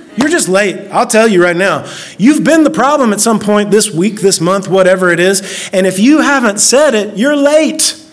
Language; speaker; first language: English; native; English